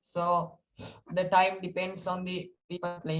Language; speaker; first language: English; non-native, learner; Sinhala